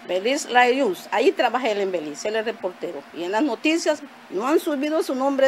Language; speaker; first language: Spanish; native; Spanish